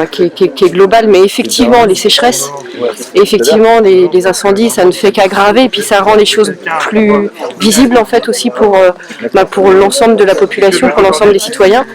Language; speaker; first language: French; native; French